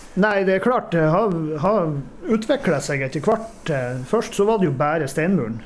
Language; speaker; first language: Norwegian; native; Norwegian